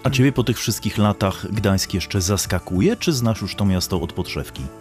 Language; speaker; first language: Polish; native; Polish